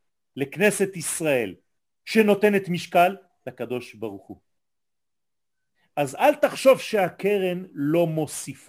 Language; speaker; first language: Hebrew; non-native, fluent; French